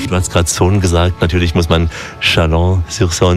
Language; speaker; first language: German; native; German